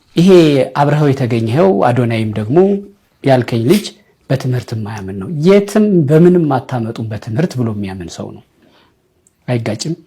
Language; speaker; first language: Amharic; native; Amharic